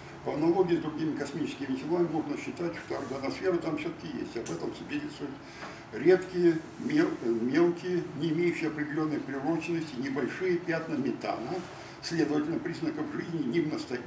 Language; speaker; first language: Russian; native; Russian